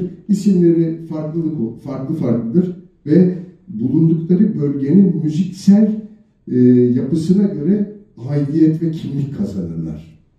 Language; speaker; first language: Turkish; native; Turkish